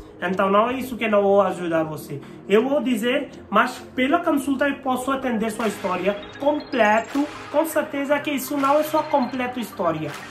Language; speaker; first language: Portuguese; non-native, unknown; Hindi